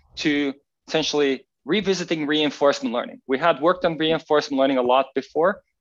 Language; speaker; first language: English; non-native, fluent; Dutch